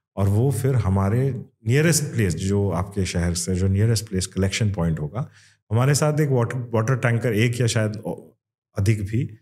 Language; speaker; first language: Hindi; non-native, local second language; Kannada